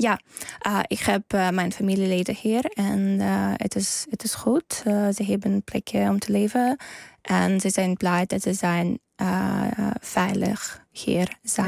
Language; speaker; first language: Dutch; non-native, learner; Ukrainian